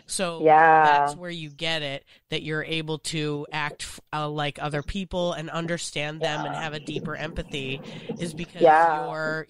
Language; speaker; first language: English; native; English